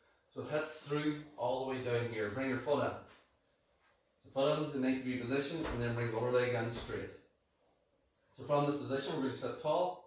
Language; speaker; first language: English; native; English